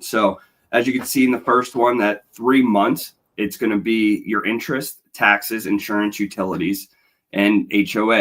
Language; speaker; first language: English; native; English